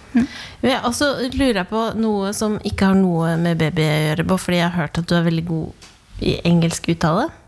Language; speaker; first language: Norwegian; native; Norwegian